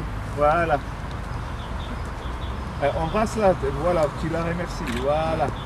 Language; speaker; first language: French; native; French